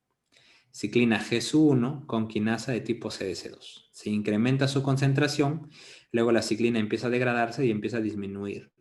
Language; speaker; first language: Spanish; native; Spanish